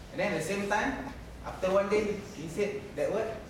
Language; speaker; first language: English; non-native, local second language; Malay